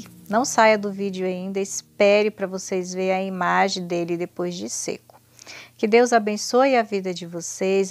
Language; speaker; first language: Portuguese; native; Portuguese